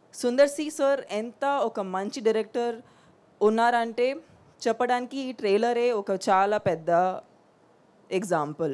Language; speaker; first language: Telugu; non-native, local second language; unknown